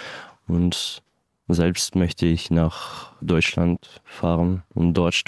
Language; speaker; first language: German; non-native, learner; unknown